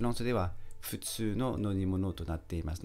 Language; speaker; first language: Japanese; non-native, fluent; French